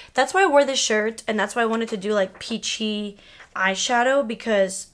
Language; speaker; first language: English; early bilingual, other home language; Spanish